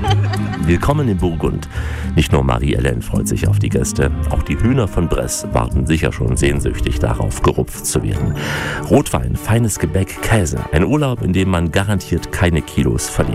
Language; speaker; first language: German; native; German